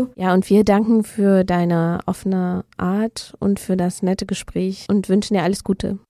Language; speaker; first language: German; native; German